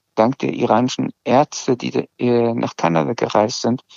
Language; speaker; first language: German; early bilingual, other home language; Azerbaijani